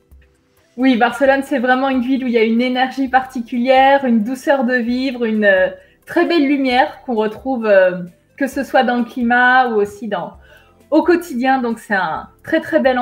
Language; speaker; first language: French; native; French